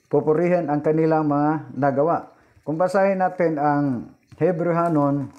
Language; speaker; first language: Filipino; non-native, local second language; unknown